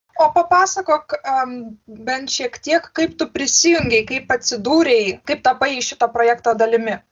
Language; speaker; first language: Lithuanian; native; Lithuanian